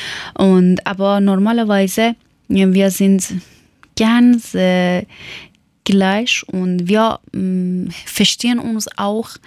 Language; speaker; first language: German; non-native, learner; Persian